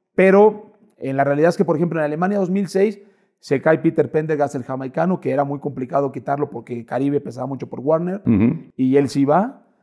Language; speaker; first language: Spanish; native; Spanish